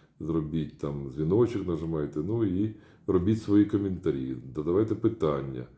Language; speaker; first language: Ukrainian; native; Ukrainian